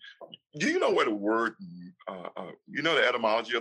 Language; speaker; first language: English; native; English